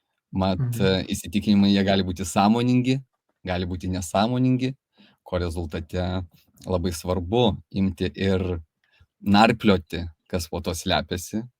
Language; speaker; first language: Lithuanian; native; Lithuanian